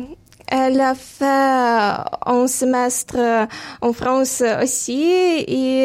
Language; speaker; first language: French; non-native, fluent; Ukrainian